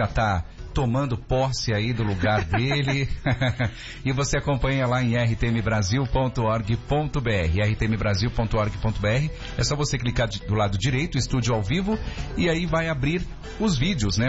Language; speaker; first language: Portuguese; native; Portuguese